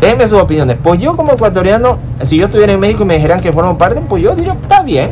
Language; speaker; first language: Spanish; native; Spanish